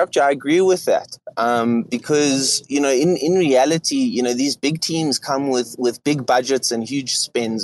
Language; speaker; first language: English; native; English